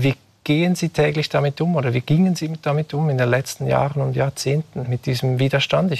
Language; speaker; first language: German; native; German